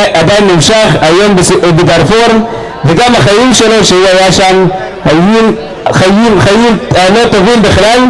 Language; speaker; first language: Hebrew; non-native, fluent; Arabic